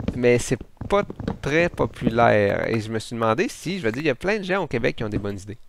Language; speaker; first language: French; native; French